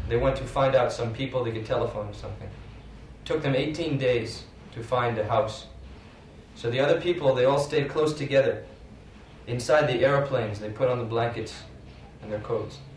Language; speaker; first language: English; native; English